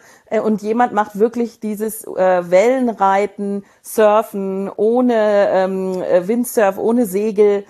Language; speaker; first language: German; native; German